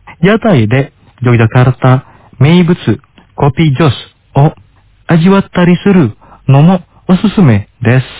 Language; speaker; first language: Japanese; non-native, fluent; Indonesian